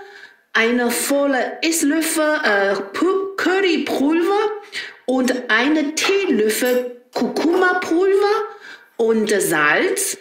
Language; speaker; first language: German; non-native, learner; Chinese